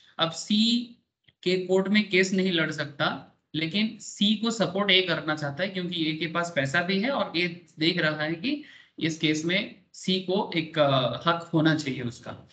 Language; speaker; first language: Hindi; non-native, local second language; Bangla